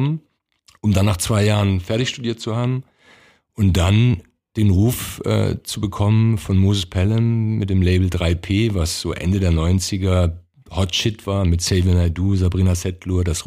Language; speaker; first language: German; early bilingual, other home language; Croatian